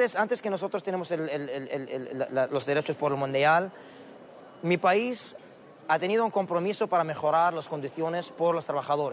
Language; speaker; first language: Spanish; non-native, learner; Arabic